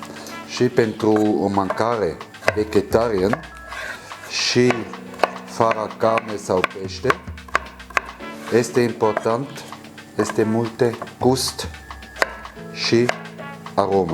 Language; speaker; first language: Romanian; non-native, learner; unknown